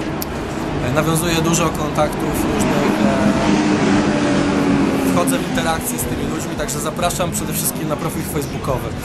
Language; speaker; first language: Polish; native; Polish